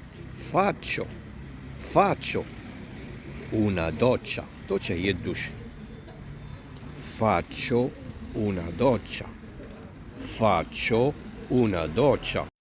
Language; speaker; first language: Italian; non-native, fluent; Arabic